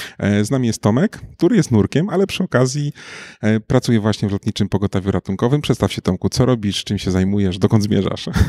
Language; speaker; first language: Polish; native; Polish